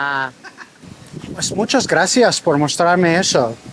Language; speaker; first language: Spanish; non-native, learner; English